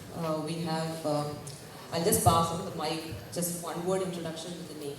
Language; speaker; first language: English; non-native, local second language; Malayalam